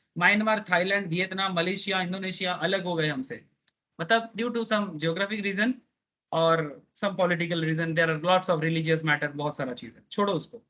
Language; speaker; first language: Hindi; non-native, local second language; Bangla